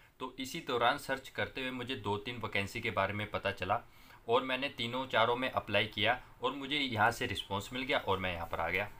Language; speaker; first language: Hindi; non-native, local second language; Punjabi